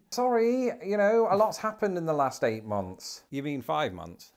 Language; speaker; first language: English; native; English